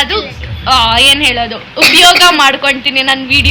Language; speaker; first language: Kannada; non-native, local second language; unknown